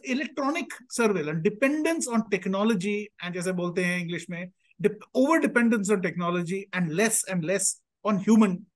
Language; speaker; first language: Hindi; native; Hindi